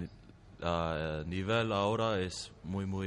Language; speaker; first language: Spanish; non-native, learner; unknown